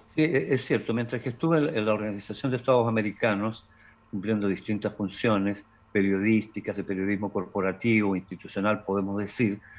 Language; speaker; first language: Spanish; native; Spanish